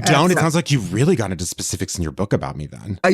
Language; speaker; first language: English; native; English